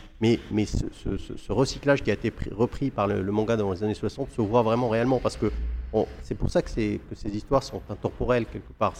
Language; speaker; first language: French; non-native, local second language; Arabic